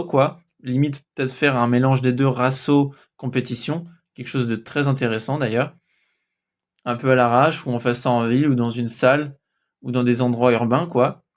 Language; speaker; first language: French; native; French